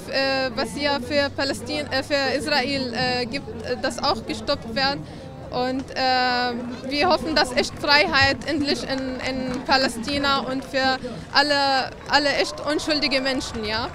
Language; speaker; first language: German; non-native, learner; Arabic